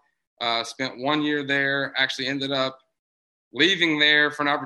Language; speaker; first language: English; native; English